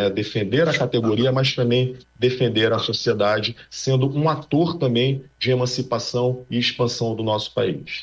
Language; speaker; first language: Portuguese; native; Portuguese